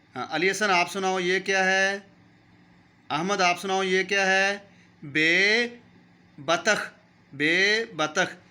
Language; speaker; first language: Urdu; non-native, local second language; Punjabi